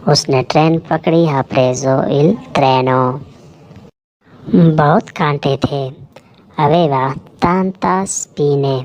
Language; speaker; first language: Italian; non-native, learner; Urdu